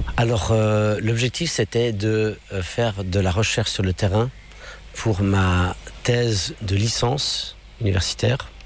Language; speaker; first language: French; non-native, local second language; English